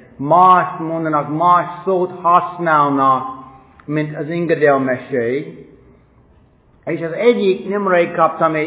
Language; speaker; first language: Hungarian; non-native, fluent; English